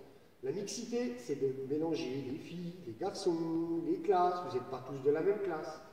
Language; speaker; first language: French; native; French